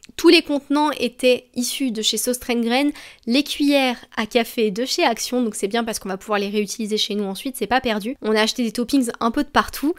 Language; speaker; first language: French; native; French